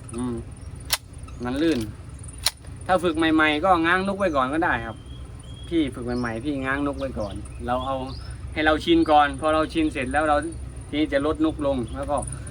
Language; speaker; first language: Thai; native; Thai